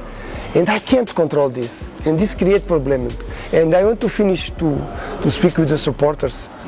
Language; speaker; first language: English; non-native, learner; Portuguese